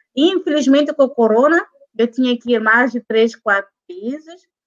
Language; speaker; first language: Portuguese; non-native, local second language; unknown